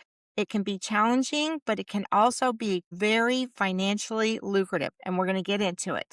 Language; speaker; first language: English; native; English